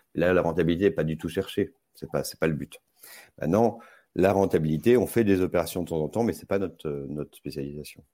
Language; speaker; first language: French; native; French